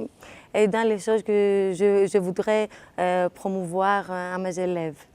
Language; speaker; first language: French; non-native, fluent; Greek